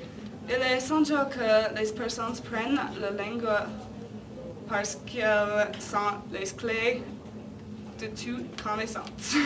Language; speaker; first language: French; non-native, learner; English